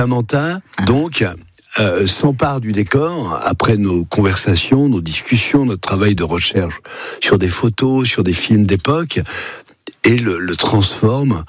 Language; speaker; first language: French; native; French